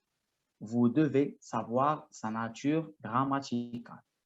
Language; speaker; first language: French; non-native, fluent; Arabic